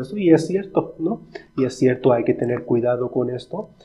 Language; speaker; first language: Spanish; non-native, fluent; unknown